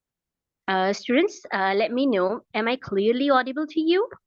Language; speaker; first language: English; non-native, fluent; Urdu